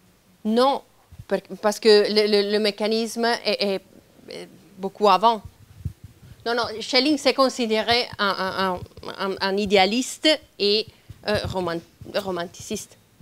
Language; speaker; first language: French; non-native, fluent; Italian